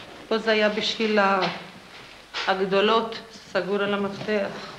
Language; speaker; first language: Hebrew; non-native, fluent; Ladino